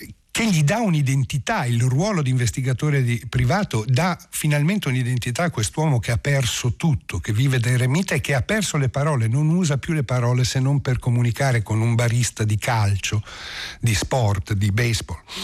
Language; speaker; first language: Italian; early bilingual, heritage; Italian